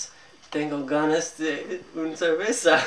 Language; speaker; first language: Spanish; non-native, learner; English